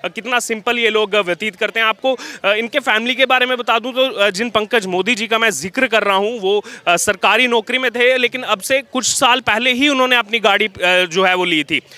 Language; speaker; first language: Hindi; native; Hindi